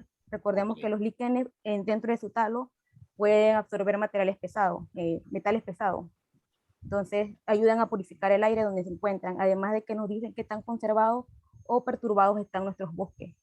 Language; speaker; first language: Spanish; native; Spanish